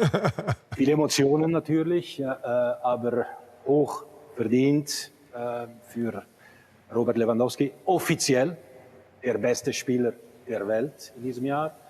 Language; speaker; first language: German; native; German